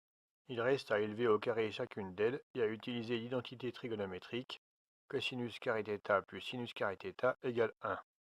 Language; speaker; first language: French; native; French